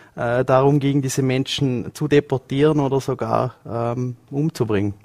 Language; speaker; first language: German; native; German